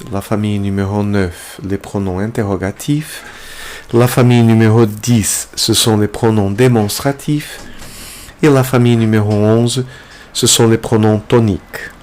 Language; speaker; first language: French; non-native, fluent; Portuguese